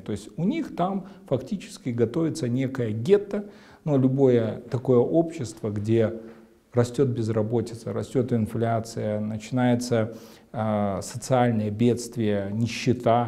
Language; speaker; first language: Russian; native; Russian